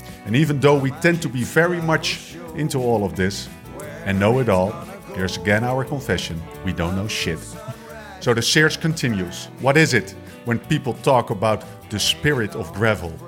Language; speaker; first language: English; non-native, fluent; Dutch